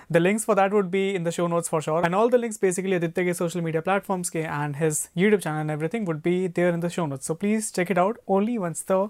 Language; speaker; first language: English; non-native, local second language; Hindi